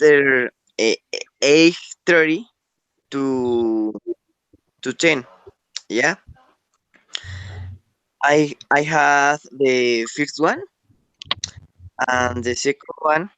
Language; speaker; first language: English; non-native, learner; Spanish